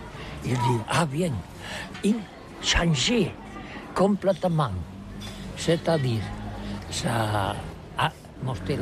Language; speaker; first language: French; non-native, learner; Catalan